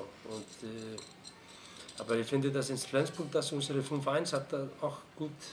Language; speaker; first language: German; non-native, fluent; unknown